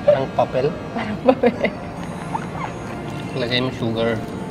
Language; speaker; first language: Filipino; non-native, learner; Punjabi